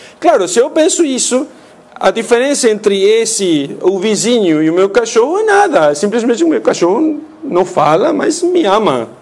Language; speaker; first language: Portuguese; non-native, fluent; Spanish